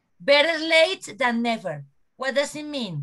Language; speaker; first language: English; non-native, learner; Spanish